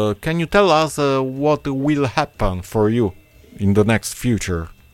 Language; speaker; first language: English; non-native, learner; Italian